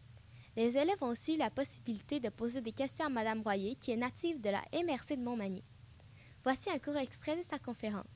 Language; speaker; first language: French; native; French